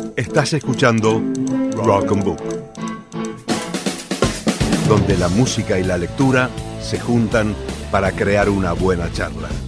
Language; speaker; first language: Spanish; native; Spanish